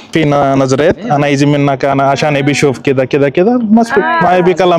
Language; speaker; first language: Arabic; non-native, learner; Telugu